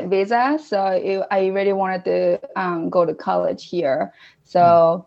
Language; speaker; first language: English; non-native, fluent; Japanese